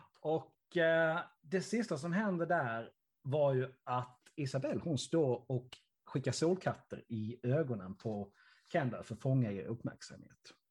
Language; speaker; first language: Swedish; native; Swedish